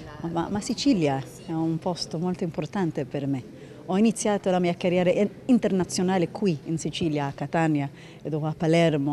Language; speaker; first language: Italian; non-native, learner; Hebrew